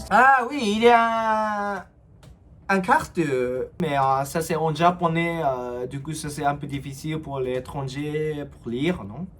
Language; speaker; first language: French; non-native, learner; Japanese